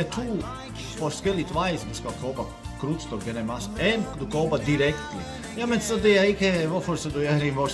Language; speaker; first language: Danish; non-native, fluent; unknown